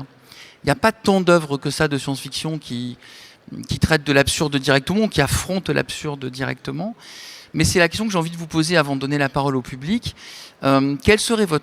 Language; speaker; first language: French; native; French